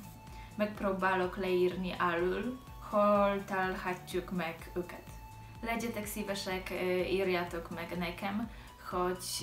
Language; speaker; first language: Hungarian; non-native, learner; Polish